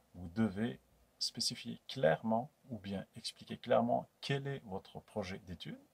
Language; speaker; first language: French; non-native, local second language; Kabyle